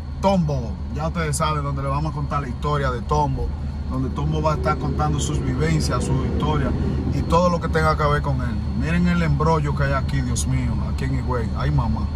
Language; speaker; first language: Spanish; native; Spanish